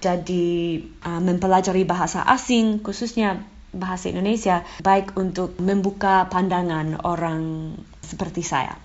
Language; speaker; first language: Indonesian; non-native, fluent; English